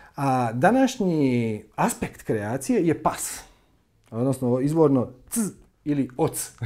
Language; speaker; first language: Croatian; native; Croatian